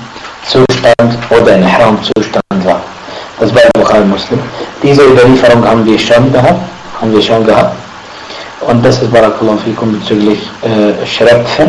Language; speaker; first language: German; non-native, fluent; Arabic